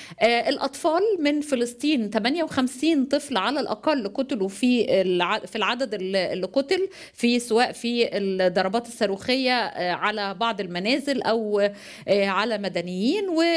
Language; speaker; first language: Arabic; native; Arabic